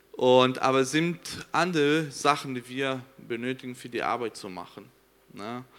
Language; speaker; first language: German; non-native, fluent; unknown